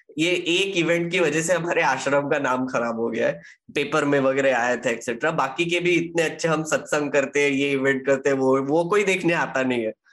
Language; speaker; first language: Hindi; native; Hindi